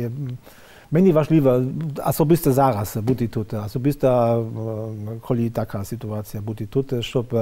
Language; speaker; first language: Ukrainian; non-native, fluent; German